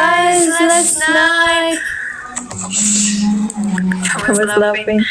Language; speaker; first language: English; non-native, learner; Turkish